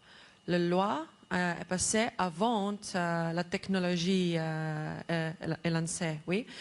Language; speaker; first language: French; non-native, learner; Estonian